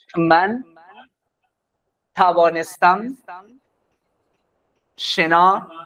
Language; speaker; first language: Persian; non-native, fluent; Urdu